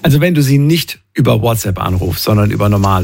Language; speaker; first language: German; native; German